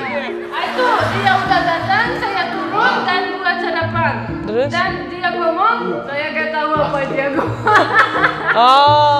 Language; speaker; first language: Indonesian; non-native, learner; Russian